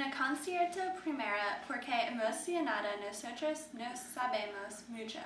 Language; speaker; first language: Spanish; non-native, learner; English